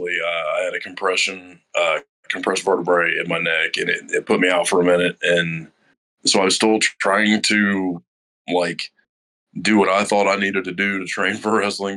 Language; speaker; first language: English; native; English